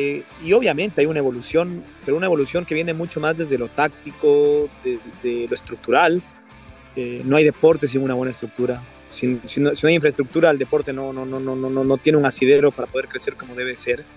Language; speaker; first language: Spanish; native; Spanish